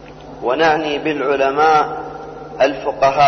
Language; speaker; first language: Arabic; native; Arabic